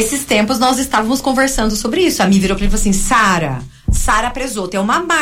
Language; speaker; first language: Portuguese; native; Portuguese